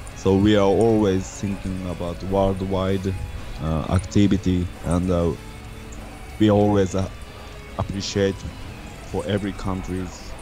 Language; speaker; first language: English; non-native, learner; Japanese